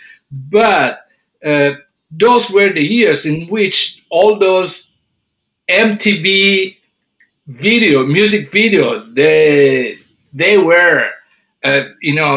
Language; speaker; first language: English; non-native, fluent; Italian